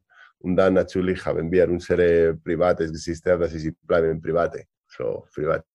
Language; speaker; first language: German; non-native, learner; Spanish